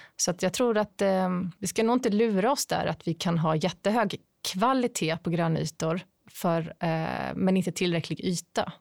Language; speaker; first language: Swedish; native; Swedish